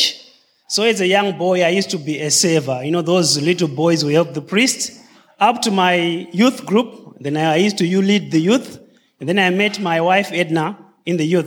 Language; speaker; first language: English; non-native, local second language; Shona